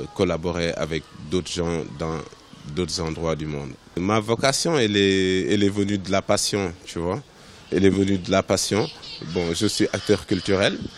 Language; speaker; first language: French; non-native, local second language; Wolof